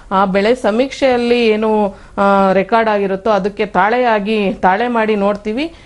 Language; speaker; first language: Kannada; native; Kannada